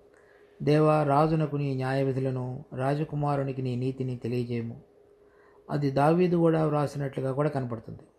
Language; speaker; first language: Telugu; native; Telugu